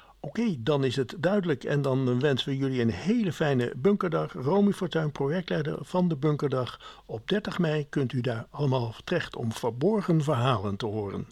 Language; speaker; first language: Dutch; native; Dutch